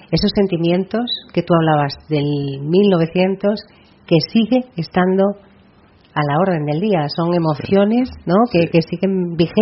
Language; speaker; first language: Spanish; native; Spanish